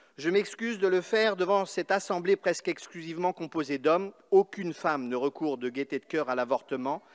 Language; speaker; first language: French; native; French